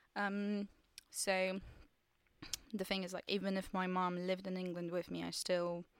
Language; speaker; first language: English; non-native, fluent; Polish